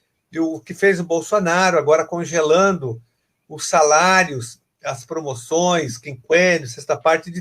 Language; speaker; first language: Portuguese; native; Portuguese